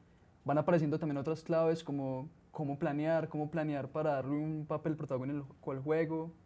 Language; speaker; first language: Spanish; native; Spanish